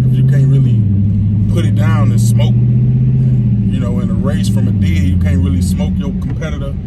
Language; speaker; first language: English; native; English